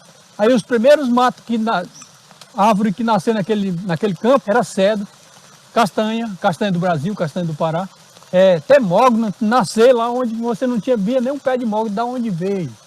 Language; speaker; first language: Portuguese; native; Portuguese